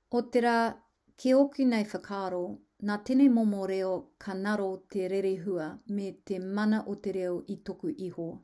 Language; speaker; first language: Māori; non-native, local second language; English